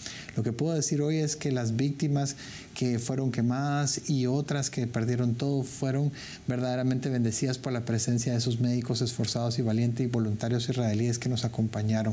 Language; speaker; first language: Spanish; native; Spanish